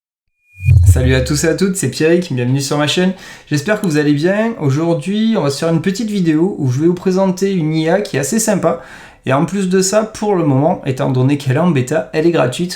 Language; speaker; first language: French; native; French